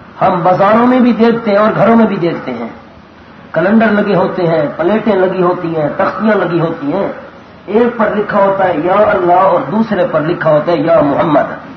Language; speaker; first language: Urdu; non-native, local second language; Pashto